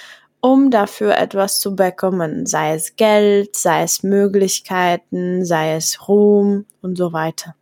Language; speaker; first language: German; non-native, fluent; Czech